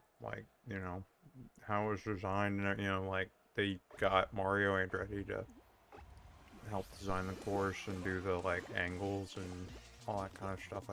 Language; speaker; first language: English; native; English